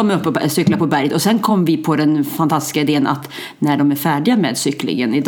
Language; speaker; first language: Swedish; native; Swedish